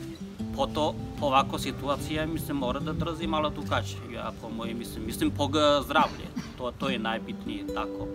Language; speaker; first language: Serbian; non-native, learner; Chinese